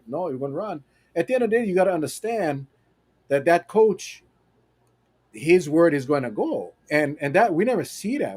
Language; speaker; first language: English; native; English